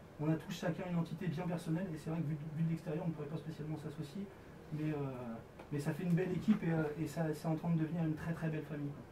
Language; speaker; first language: French; native; French